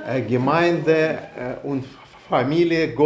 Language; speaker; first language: German; non-native, learner; Russian